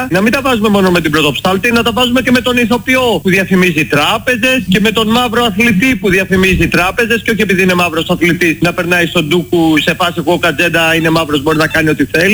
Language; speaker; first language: Greek; native; Greek